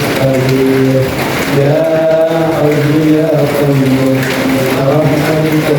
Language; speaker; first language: Arabic; non-native, fluent; Indonesian